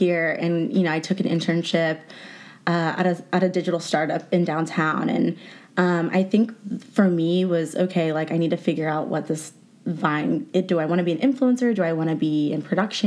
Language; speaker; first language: English; native; English